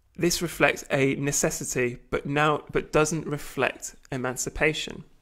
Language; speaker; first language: English; native; English